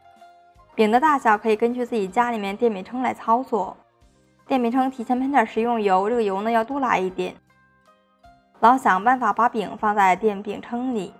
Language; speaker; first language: Chinese; native; Chinese